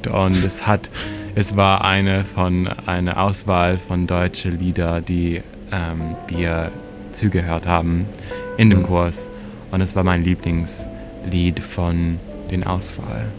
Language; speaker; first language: German; non-native, fluent; English